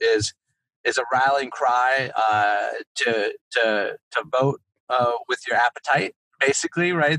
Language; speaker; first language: English; native; English